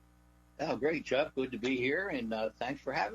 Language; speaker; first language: English; native; English